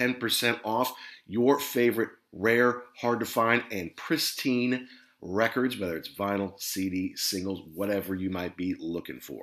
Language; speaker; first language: English; native; English